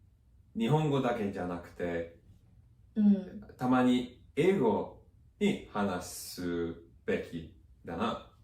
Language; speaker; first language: Japanese; non-native, fluent; English